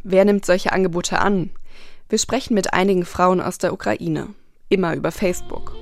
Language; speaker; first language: German; native; German